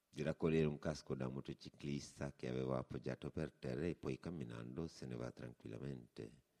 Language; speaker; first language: Italian; non-native, fluent; Wolof